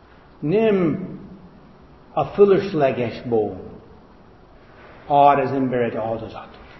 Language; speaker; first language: Hungarian; non-native, fluent; English